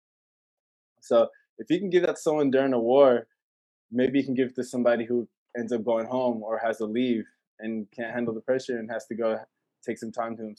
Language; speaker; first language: English; native; English